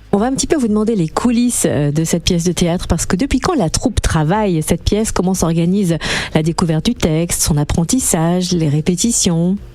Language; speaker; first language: French; native; French